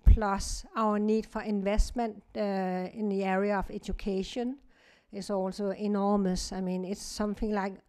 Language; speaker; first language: English; non-native, fluent; Kalaallisut